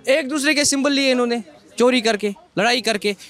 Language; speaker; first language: Hindi; native; Hindi